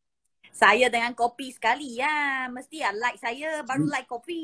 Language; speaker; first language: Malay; non-native, local second language; Chinese